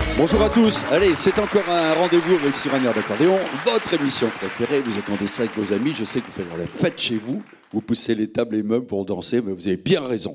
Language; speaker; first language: French; native; French